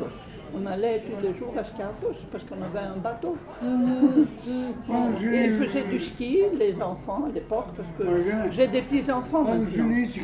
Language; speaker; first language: French; non-native, fluent; Greek